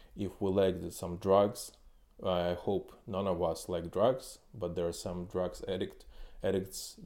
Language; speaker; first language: English; non-native, fluent; Ukrainian